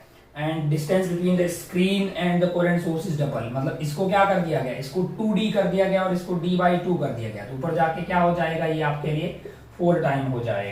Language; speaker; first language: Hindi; native; Hindi